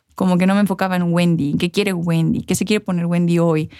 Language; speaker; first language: Spanish; early bilingual, heritage; Spanish